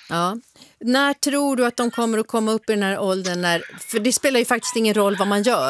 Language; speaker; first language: Swedish; native; Swedish